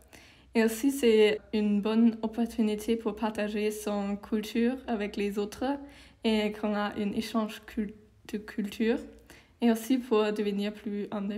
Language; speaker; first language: French; non-native, learner; German